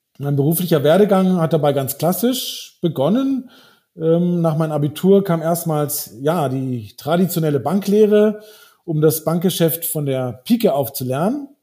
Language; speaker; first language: German; early bilingual, heritage; German